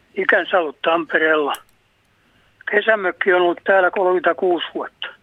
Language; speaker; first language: Finnish; native; Finnish